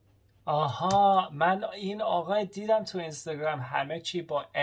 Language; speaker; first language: Persian; early bilingual, heritage; Persian